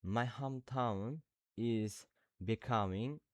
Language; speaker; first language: English; non-native, learner; Uzbek